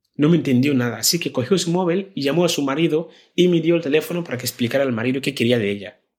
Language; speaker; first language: Spanish; non-native, fluent; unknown